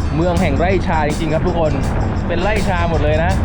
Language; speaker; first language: Thai; native; Thai